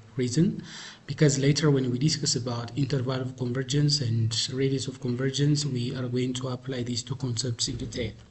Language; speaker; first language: English; non-native, local second language; Amharic